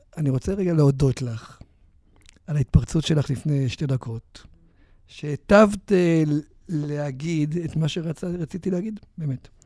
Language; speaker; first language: Hebrew; native; Hebrew